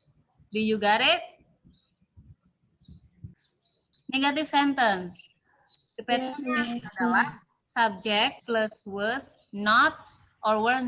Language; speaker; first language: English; non-native, learner; Indonesian